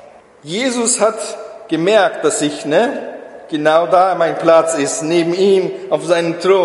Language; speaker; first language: German; non-native, fluent; Portuguese